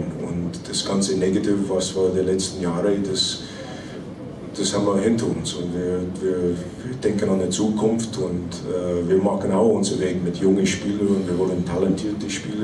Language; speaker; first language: German; non-native, fluent; English